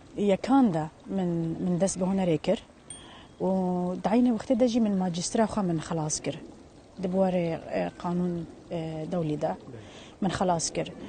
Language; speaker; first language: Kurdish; early bilingual, heritage; Kurdish